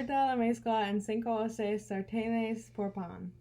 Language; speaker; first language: Spanish; non-native, learner; English